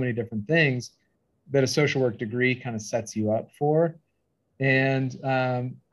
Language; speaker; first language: English; native; English